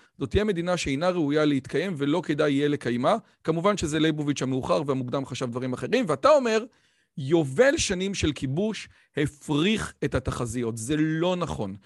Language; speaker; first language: Hebrew; native; Hebrew